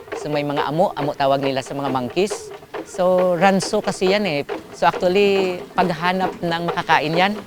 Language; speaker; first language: Filipino; non-native, local second language; Hiligaynon